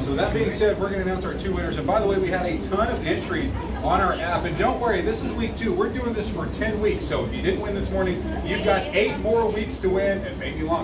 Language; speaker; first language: English; native; English